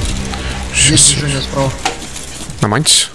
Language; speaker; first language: Russian; native; Russian